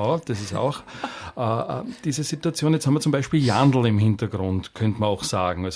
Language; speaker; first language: German; native; German